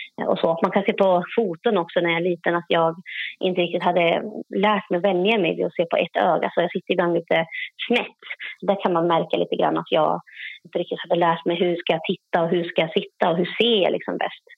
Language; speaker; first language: Swedish; native; Swedish